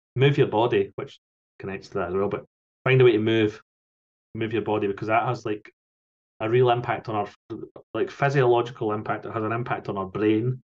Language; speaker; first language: English; native; English